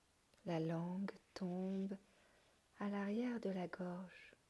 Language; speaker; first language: French; native; French